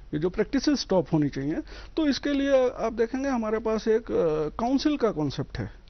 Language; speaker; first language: Hindi; native; Hindi